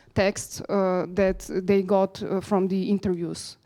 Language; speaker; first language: English; non-native, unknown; Slovenian